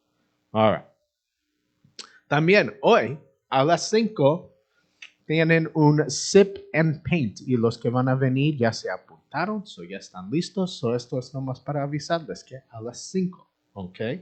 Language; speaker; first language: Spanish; early bilingual, heritage; Spanish